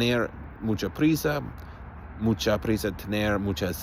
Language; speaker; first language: Spanish; non-native, learner; English